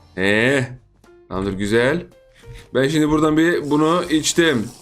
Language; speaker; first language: Turkish; native; Turkish